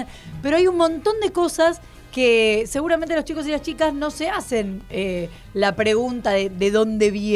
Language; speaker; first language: Spanish; native; Spanish